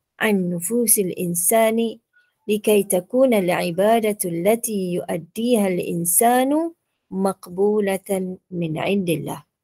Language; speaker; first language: Arabic; non-native, fluent; Malay